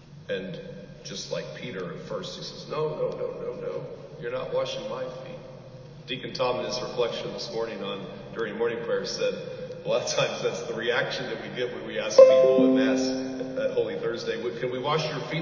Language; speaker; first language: English; native; English